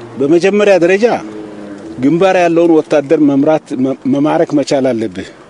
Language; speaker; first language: Amharic; non-native, local second language; Oromo